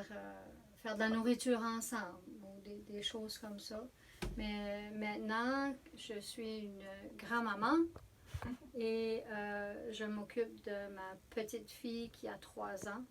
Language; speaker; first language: French; native; French